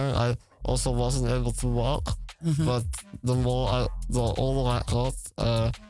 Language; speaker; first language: English; non-native, fluent; Dutch